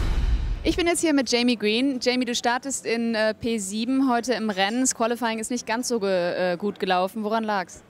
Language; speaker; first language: German; native; German